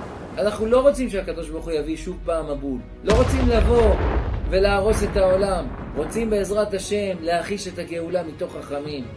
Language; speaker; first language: Hebrew; native; Hebrew